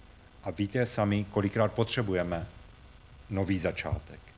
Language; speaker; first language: Czech; native; Czech